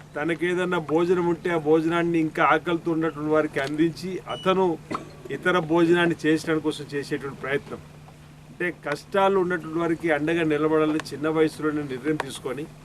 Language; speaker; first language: Telugu; native; Telugu